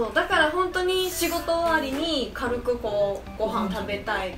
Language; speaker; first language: Japanese; non-native, fluent; Chinese